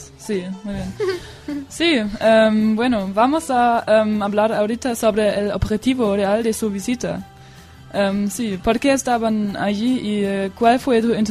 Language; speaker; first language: Spanish; non-native, learner; German